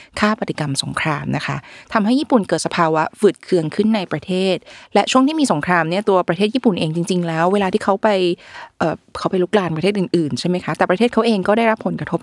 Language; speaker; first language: Thai; native; Thai